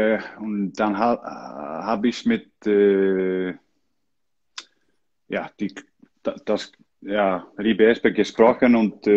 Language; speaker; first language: German; non-native, learner; Icelandic